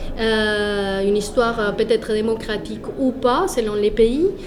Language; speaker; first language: French; non-native, fluent; Spanish